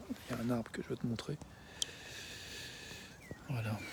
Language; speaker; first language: French; native; French